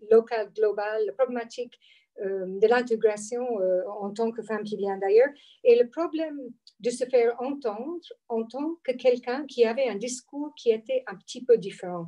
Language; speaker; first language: French; non-native, fluent; English